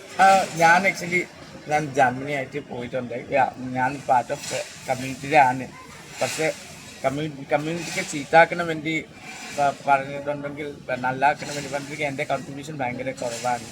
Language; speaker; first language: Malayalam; non-native, learner; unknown